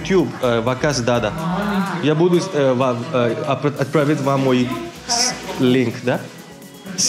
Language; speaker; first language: Russian; non-native, learner; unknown